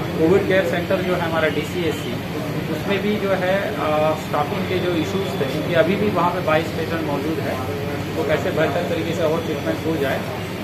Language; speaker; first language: Hindi; native; Hindi